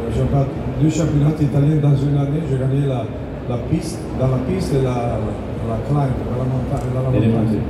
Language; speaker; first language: French; non-native, learner; Italian